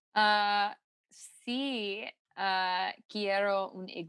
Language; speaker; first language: Spanish; non-native, learner; English